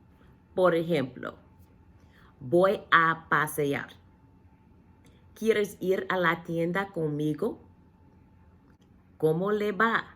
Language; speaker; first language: Spanish; non-native, fluent; English